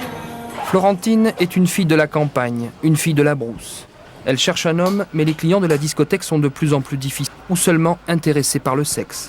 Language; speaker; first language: French; native; French